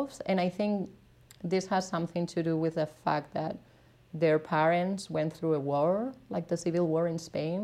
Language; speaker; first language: English; non-native, fluent; Spanish